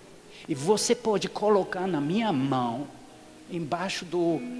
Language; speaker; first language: Portuguese; non-native, fluent; English